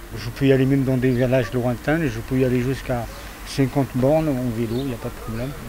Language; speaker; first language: French; non-native, fluent; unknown